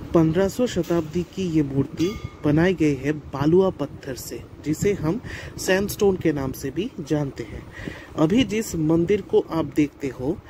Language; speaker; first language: Hindi; non-native, local second language; Bangla